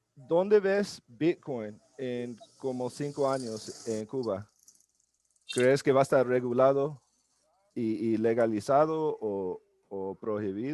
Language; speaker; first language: Spanish; non-native, learner; English